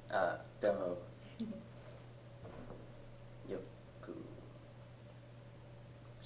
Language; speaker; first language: Japanese; non-native, learner; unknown